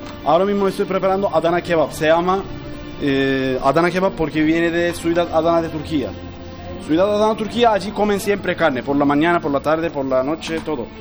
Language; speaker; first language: Spanish; non-native, learner; Turkish